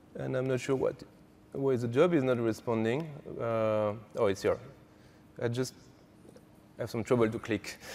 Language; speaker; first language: English; non-native, fluent; French